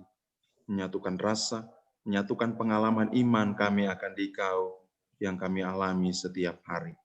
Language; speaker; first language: Indonesian; native; Indonesian